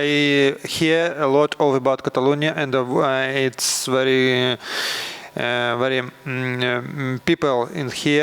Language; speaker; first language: English; non-native, learner; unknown